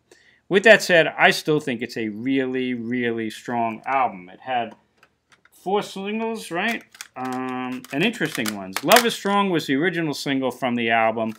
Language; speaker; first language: English; native; English